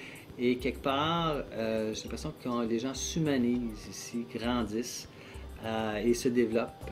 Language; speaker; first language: French; native; French